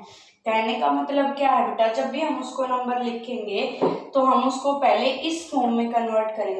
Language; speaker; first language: Hindi; native; Hindi